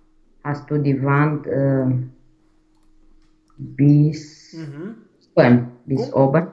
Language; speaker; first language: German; non-native, learner; Romanian